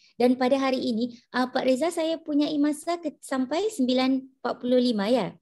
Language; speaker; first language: Malay; native; Malay